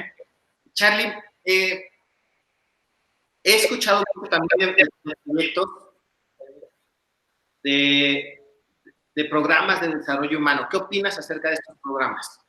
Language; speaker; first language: Spanish; native; Spanish